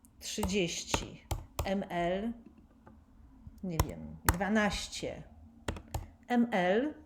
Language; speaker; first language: Polish; native; Polish